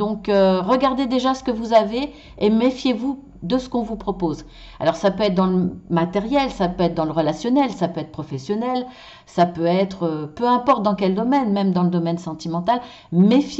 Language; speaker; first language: French; native; French